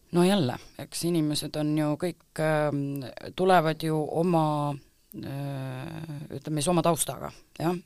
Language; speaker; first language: Estonian; native; Estonian